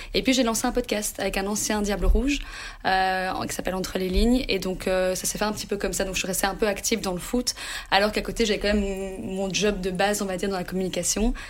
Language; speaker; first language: French; native; French